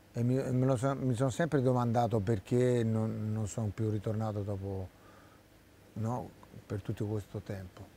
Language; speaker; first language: Italian; native; Italian